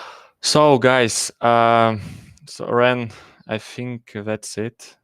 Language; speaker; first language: English; non-native, learner; Russian